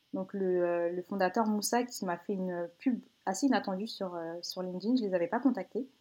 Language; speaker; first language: French; native; French